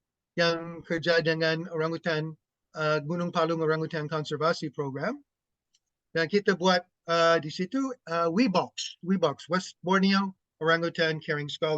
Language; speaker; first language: Indonesian; non-native, fluent; English